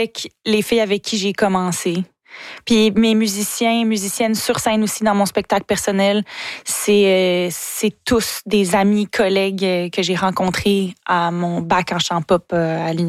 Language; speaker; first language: French; native; French